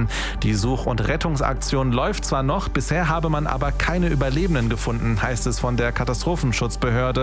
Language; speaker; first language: German; native; German